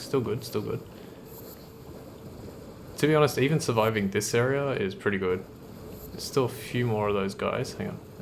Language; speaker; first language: English; native; English